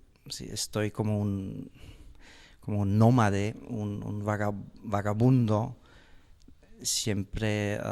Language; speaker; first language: Spanish; non-native, fluent; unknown